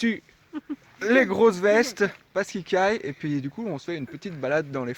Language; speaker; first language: French; native; French